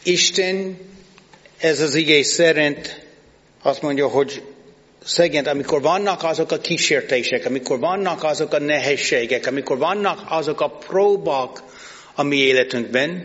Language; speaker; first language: Hungarian; non-native, fluent; English